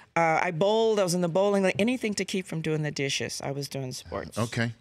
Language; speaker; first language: English; native; English